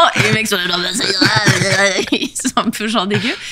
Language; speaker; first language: French; native; French